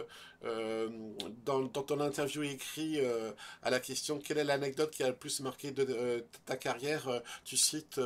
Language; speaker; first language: French; native; French